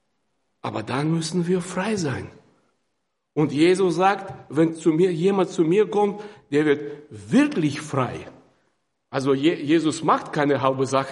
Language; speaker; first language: German; non-native, fluent; Russian